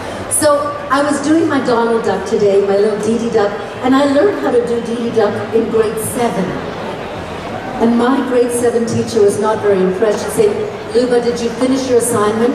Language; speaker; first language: English; early bilingual, other home language; Ukrainian